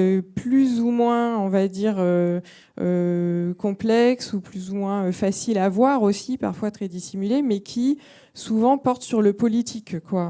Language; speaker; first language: French; native; French